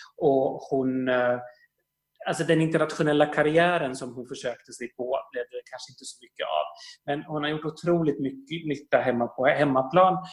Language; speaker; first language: Swedish; native; Swedish